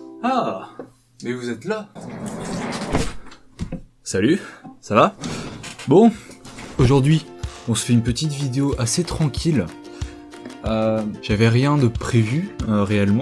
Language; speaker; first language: French; native; French